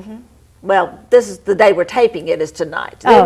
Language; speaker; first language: English; native; English